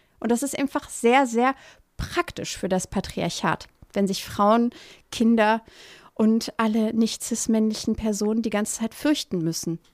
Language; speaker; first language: German; native; German